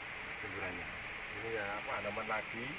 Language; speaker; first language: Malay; non-native, local second language; Javanese